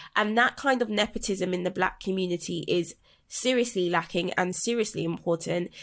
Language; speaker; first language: English; native; English